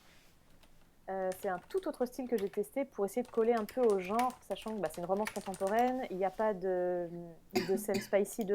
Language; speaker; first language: French; native; French